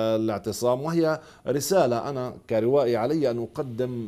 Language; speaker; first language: Arabic; native; Arabic